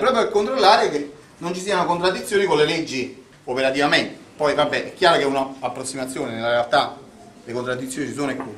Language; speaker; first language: Italian; native; Italian